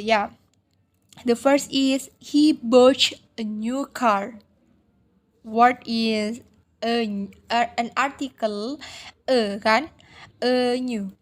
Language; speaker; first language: English; non-native, learner; Indonesian